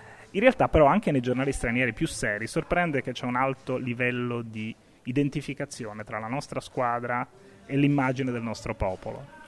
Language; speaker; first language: Italian; native; Italian